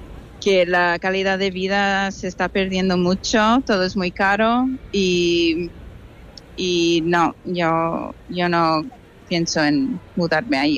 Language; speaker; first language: Spanish; non-native, fluent; English